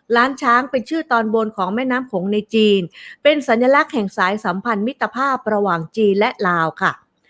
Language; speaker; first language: Thai; native; Thai